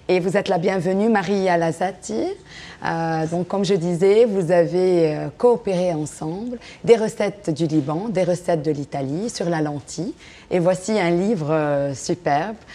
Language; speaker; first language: French; non-native, local second language; Arabic